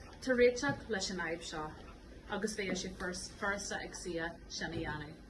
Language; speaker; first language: Irish; non-native, local second language; English